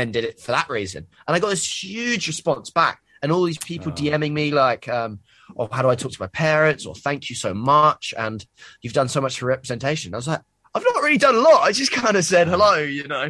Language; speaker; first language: English; native; English